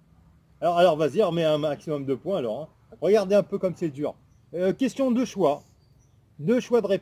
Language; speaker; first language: French; native; French